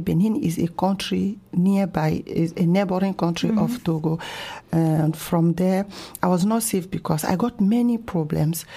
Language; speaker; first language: English; non-native, local second language; Ewe